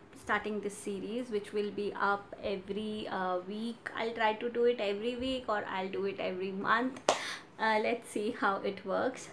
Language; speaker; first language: English; non-native, local second language; Hindi